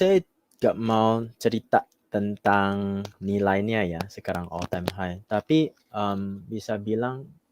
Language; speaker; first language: Indonesian; non-native, fluent; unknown